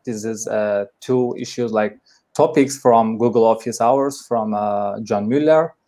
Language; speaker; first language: English; non-native, learner; Turkish